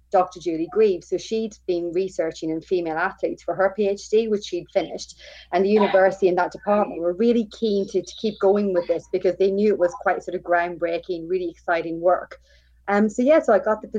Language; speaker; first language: English; native; English